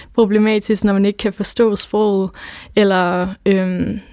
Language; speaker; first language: Danish; native; Danish